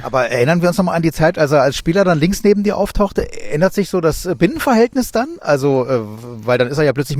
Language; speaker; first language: German; native; German